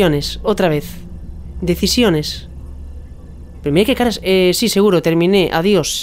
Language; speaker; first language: Spanish; native; Spanish